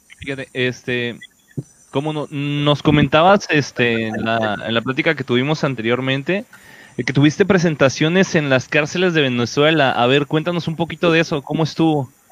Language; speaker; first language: Spanish; native; Spanish